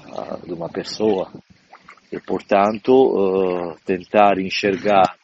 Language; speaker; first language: Portuguese; non-native, fluent; Italian